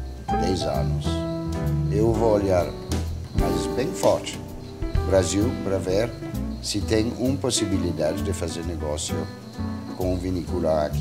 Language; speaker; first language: Portuguese; non-native, fluent; French